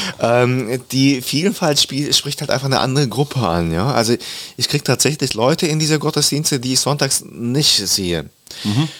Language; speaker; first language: German; early bilingual, other home language; Russian